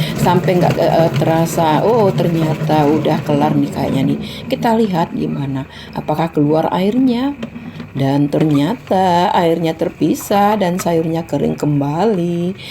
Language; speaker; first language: Indonesian; non-native, local second language; Minangkabau